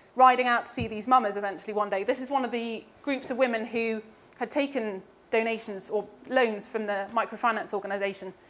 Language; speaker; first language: English; native; English